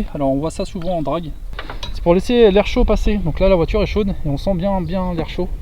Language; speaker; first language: French; native; French